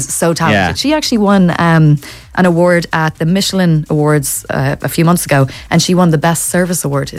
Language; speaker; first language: English; native; English